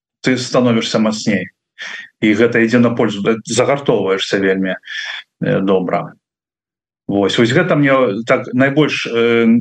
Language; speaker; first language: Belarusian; non-native, local second language; Russian